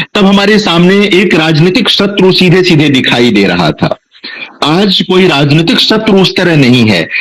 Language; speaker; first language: Hindi; non-native, local second language; Bhojpuri